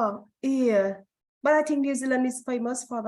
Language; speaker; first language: English; non-native, learner; Vietnamese